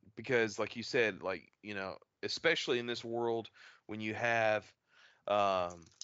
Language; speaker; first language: English; native; English